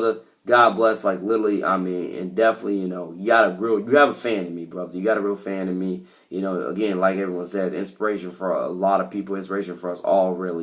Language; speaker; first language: English; native; English